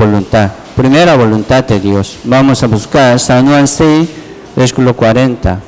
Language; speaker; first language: Spanish; non-native, learner; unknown